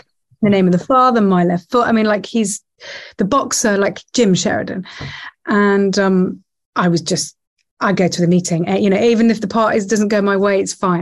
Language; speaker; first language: English; native; English